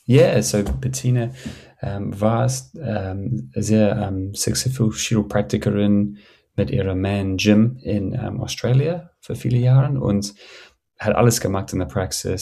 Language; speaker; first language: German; non-native, fluent; English